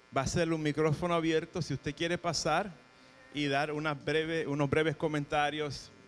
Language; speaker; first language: Spanish; early bilingual, heritage; Spanish